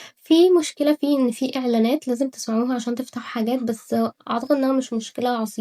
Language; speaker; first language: Arabic; native; Arabic